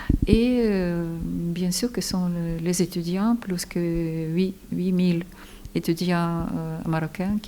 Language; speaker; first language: French; non-native, fluent; Ukrainian